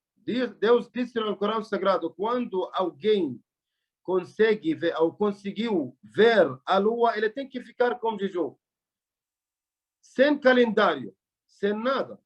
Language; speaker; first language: Portuguese; non-native, learner; Arabic